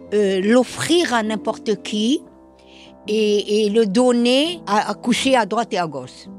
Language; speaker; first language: French; non-native, local second language; Arabic